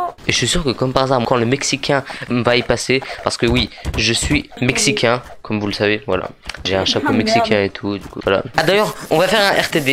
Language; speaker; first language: French; native; French